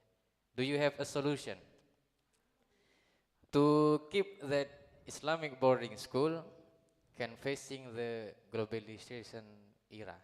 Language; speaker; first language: English; non-native, learner; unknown